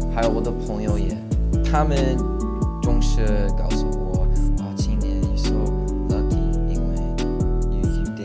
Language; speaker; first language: Chinese; non-native, learner; English